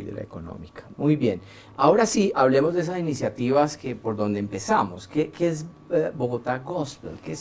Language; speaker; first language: Spanish; native; Spanish